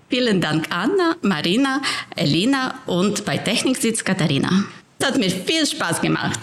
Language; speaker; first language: German; non-native, fluent; Ukrainian